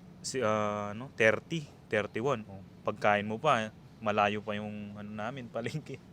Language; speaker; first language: Filipino; non-native, local second language; Pampanga